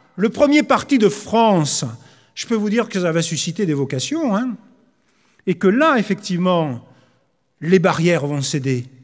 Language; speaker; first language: French; native; French